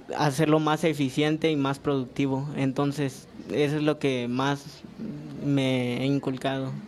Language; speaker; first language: Spanish; non-native, local second language; Mixtepec Mixtec